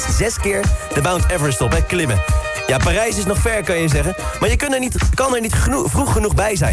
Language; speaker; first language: Dutch; native; Dutch